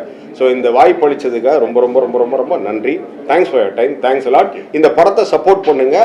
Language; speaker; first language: Tamil; native; Tamil